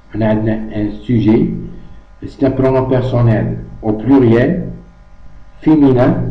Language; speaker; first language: French; non-native, local second language; Arabic